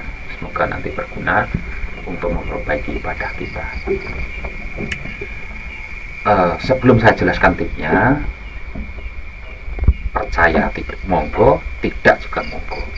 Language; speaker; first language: Indonesian; non-native, local second language; Javanese